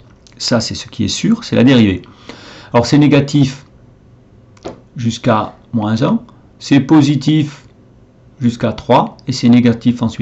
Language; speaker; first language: French; native; French